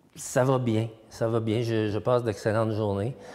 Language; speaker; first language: French; native; French